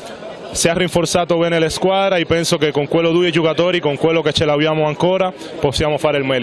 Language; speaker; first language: Italian; non-native, learner; Spanish